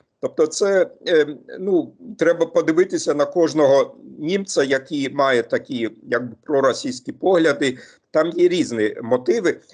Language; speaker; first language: Ukrainian; non-native, fluent; German